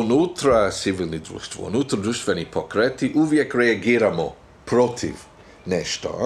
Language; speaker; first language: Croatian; non-native, fluent; English